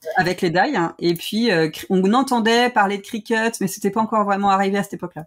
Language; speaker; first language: French; native; French